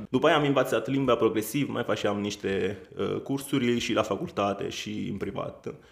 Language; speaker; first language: Romanian; non-native, fluent; Italian